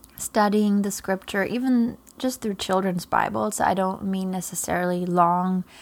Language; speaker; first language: English; non-native, fluent; German